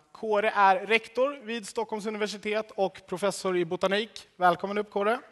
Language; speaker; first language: Swedish; native; Swedish